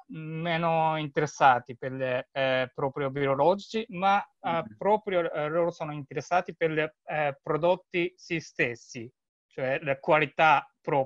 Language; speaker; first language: Italian; non-native, learner; Japanese